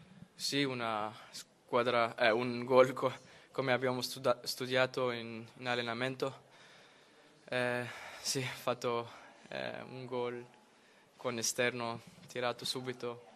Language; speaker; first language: Italian; non-native, learner; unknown